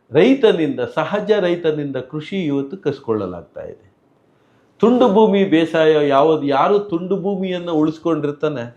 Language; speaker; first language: Kannada; native; Kannada